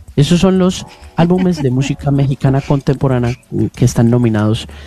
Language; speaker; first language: Spanish; native; Spanish